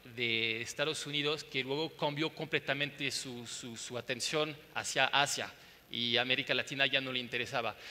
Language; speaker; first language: Spanish; non-native, fluent; French